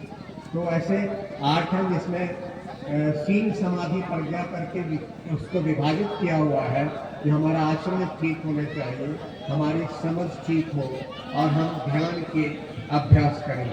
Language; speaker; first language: Hindi; native; Hindi